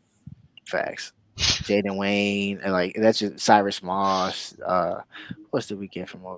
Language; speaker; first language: English; native; English